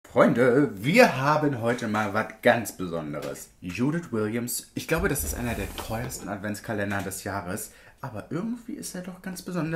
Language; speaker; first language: German; native; German